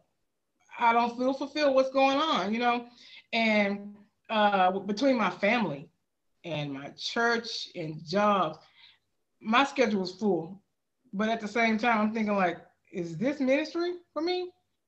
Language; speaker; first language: English; native; English